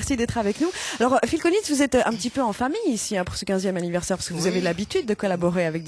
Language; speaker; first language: French; native; French